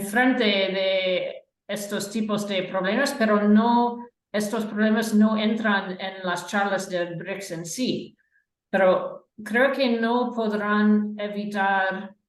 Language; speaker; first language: Spanish; non-native, fluent; English